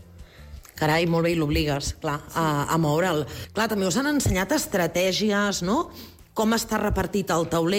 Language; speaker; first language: Catalan; native; Catalan